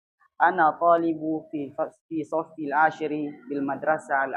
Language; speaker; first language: Arabic; non-native, learner; Indonesian